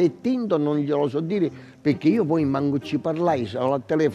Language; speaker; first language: Italian; native; Italian